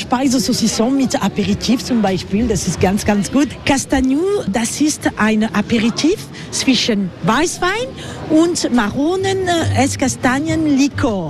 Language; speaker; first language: German; non-native, fluent; French